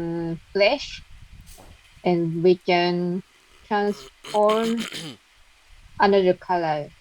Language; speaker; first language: English; non-native, learner; Japanese